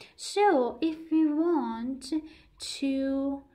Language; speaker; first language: English; non-native, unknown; Persian